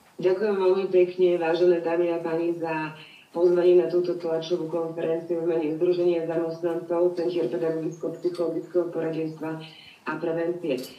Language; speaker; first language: Slovak; native; Slovak